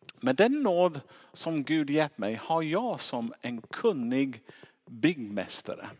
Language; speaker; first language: Swedish; non-native, fluent; English